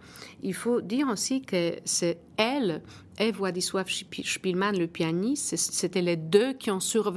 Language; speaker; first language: French; non-native, fluent; Polish